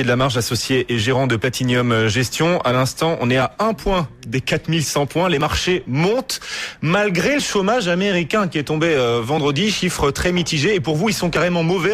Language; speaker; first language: French; native; French